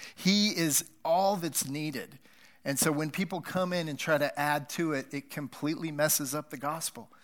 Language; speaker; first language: English; native; English